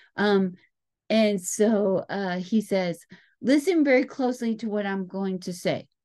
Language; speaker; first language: English; native; English